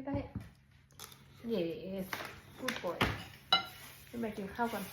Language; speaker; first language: English; non-native, learner; Thai